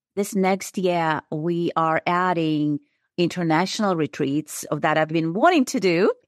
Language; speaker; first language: English; non-native, fluent; Russian